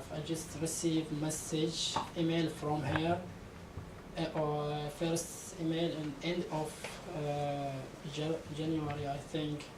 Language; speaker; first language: English; non-native, learner; Arabic